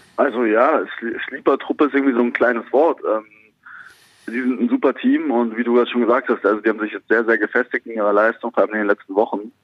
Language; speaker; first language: German; native; German